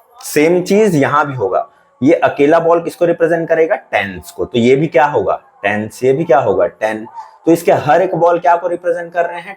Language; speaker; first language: Hindi; native; Hindi